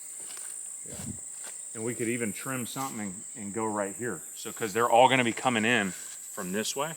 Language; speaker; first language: English; native; English